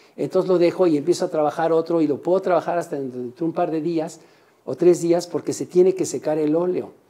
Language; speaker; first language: Spanish; native; Spanish